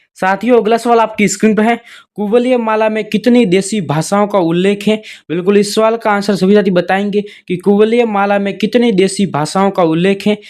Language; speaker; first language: Hindi; native; Hindi